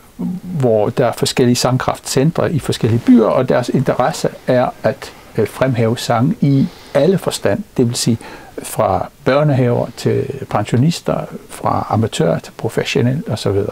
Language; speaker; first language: Danish; non-native, fluent; English